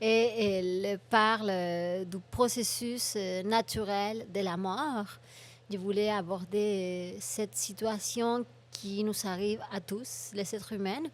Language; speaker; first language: French; non-native, fluent; Spanish